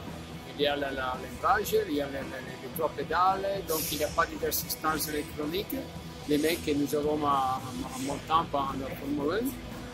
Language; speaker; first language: French; non-native, learner; Italian